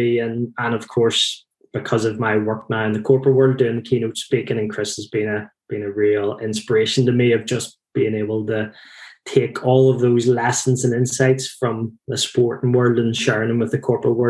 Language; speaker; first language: English; native; English